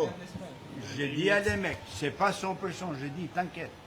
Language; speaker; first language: French; non-native, learner; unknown